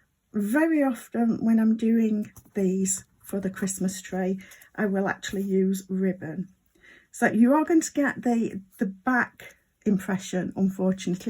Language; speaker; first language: English; native; English